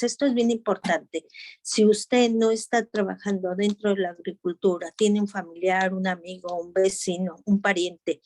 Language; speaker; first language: Spanish; native; Spanish